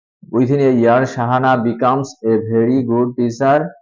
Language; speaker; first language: English; non-native, local second language; Bangla